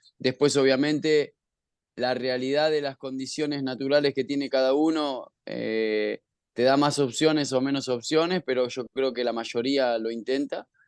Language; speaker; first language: Spanish; native; Spanish